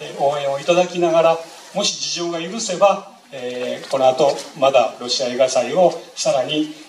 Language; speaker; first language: Japanese; native; Japanese